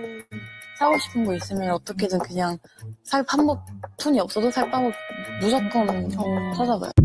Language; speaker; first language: Korean; non-native, fluent; French